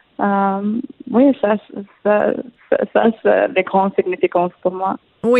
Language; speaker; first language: French; non-native, learner; Arabic